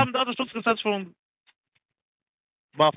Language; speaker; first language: German; non-native, learner; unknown